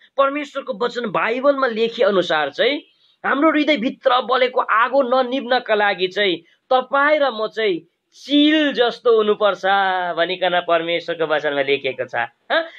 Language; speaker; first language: Nepali; native; Nepali